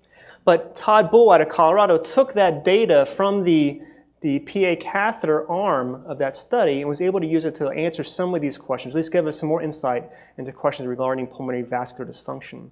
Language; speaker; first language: English; native; English